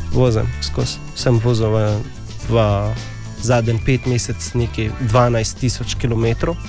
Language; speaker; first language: Slovenian; non-native, learner; Arabic